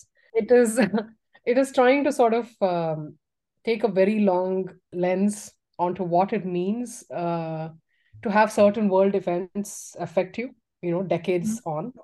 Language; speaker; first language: English; non-native, local second language; Tamil